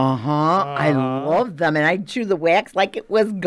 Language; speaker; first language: English; native; English